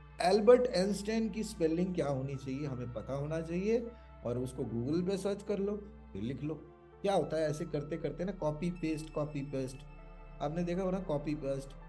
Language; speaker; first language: Hindi; non-native, local second language; Malayalam